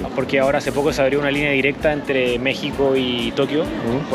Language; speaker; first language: Spanish; native; Spanish